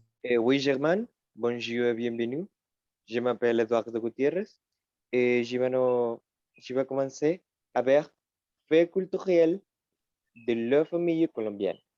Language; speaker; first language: French; non-native, learner; Spanish